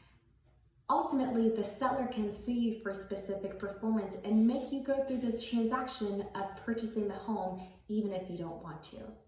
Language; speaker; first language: English; native; English